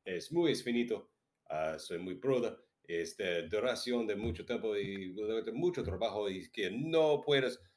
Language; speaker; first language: Spanish; non-native, learner; English